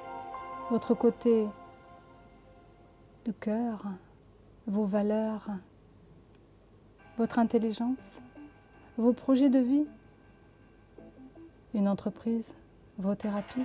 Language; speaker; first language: French; native; French